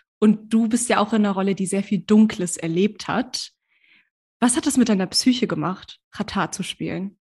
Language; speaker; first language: German; early bilingual, other home language; Turkish